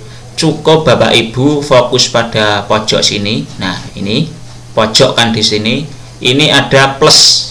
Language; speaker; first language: Indonesian; non-native, local second language; Javanese